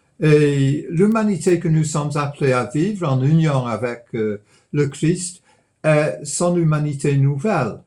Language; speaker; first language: French; non-native, fluent; English